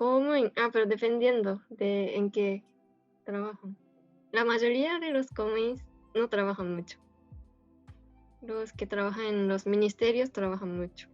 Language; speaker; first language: Spanish; non-native, fluent; Japanese